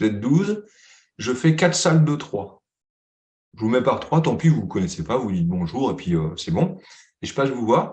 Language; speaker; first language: French; native; French